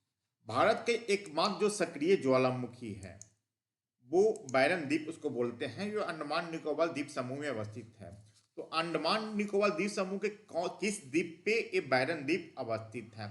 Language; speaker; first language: Hindi; native; Hindi